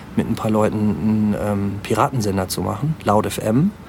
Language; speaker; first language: German; native; German